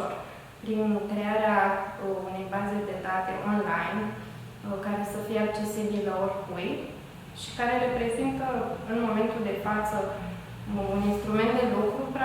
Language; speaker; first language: Romanian; native; Romanian